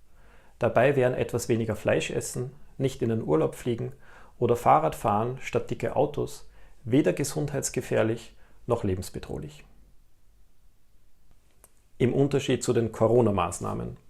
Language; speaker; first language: German; native; German